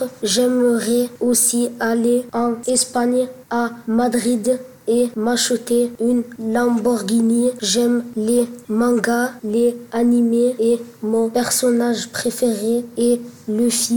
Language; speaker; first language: French; early bilingual, other home language; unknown